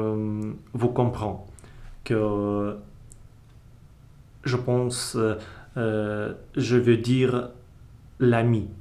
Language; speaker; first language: French; non-native, learner; Russian